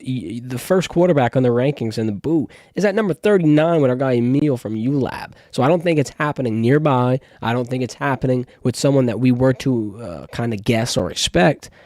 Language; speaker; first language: English; native; English